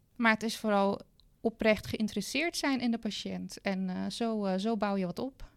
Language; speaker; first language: Dutch; non-native, fluent; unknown